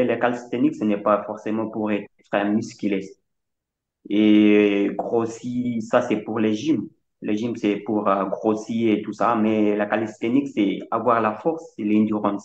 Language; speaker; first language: French; non-native, fluent; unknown